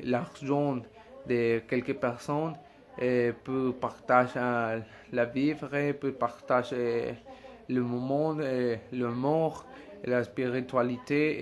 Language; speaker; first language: French; non-native, learner; Spanish